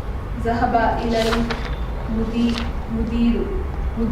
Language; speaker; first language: Arabic; non-native, learner; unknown